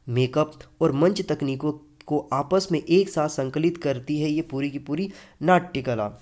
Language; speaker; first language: Hindi; native; Hindi